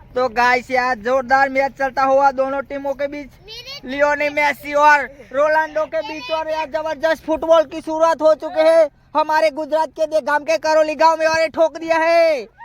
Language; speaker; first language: Hindi; non-native, local second language; Gujarati